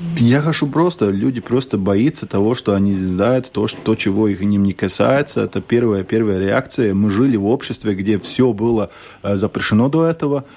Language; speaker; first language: Russian; non-native, local second language; Latvian